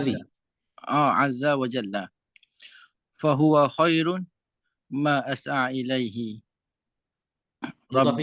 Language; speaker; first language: Arabic; non-native, fluent; Malay